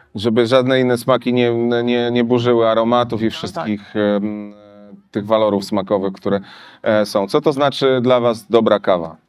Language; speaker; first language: Polish; native; Polish